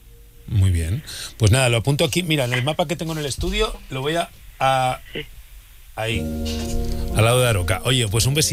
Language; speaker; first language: Spanish; native; Spanish